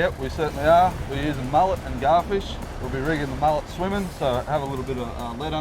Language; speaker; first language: English; native; English